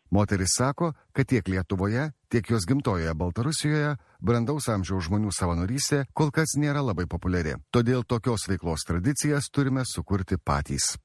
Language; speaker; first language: Lithuanian; native; Lithuanian